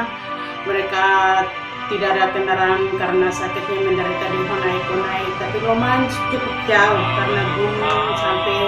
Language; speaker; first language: Indonesian; non-native, local second language; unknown